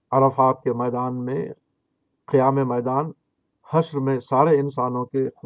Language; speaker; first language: Urdu; native; Urdu